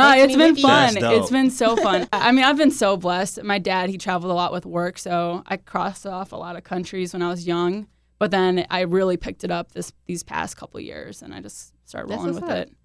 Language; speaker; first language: English; early bilingual, other home language; Hindi